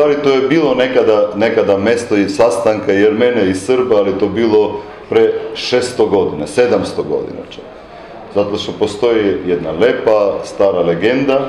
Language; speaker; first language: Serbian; non-native, fluent; Armenian